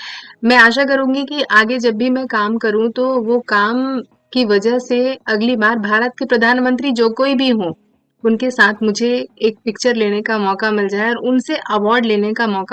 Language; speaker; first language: Hindi; native; Hindi